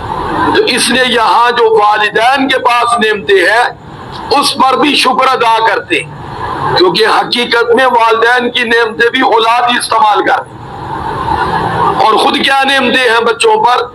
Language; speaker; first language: Urdu; native; Urdu